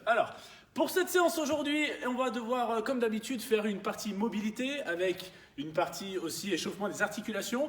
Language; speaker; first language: French; native; French